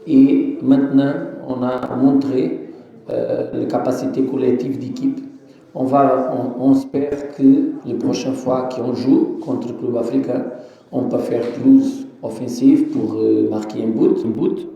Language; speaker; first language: French; non-native, fluent; Portuguese